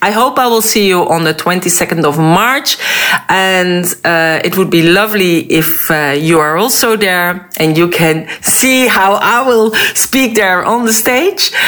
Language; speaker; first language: English; non-native, fluent; Dutch